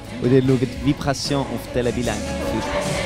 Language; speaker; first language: German; native; German